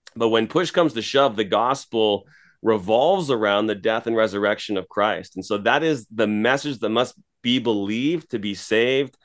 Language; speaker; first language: English; native; English